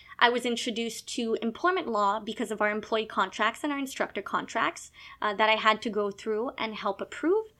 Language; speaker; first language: English; non-native, local second language; French